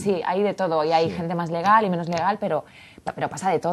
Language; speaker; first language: Spanish; native; Spanish